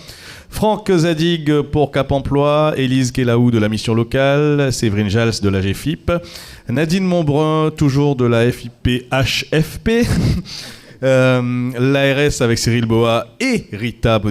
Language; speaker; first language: French; native; French